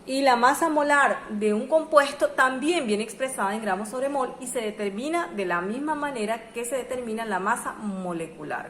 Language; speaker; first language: Spanish; native; Spanish